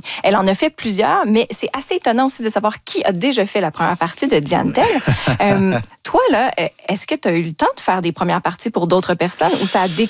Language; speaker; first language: French; native; French